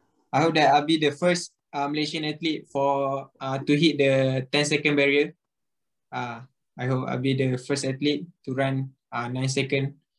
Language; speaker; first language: English; non-native, local second language; Malay